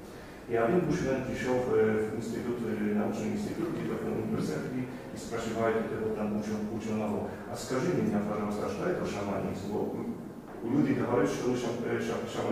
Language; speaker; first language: Russian; non-native, fluent; Polish